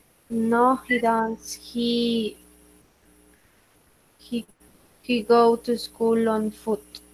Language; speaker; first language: English; non-native, learner; Spanish